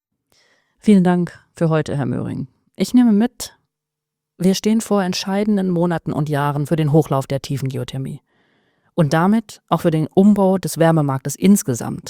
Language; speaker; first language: German; native; German